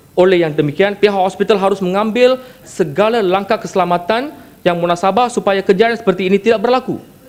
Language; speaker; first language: Malay; non-native, local second language; Tamil